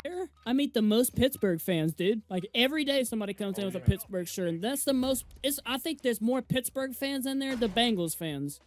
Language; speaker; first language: English; native; English